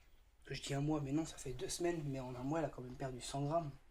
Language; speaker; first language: French; native; French